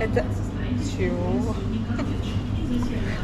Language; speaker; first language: Russian; native; Russian